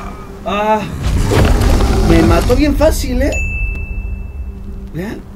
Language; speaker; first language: Spanish; native; Spanish